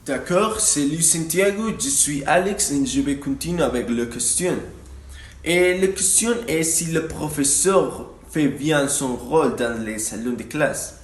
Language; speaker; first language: French; non-native, learner; Spanish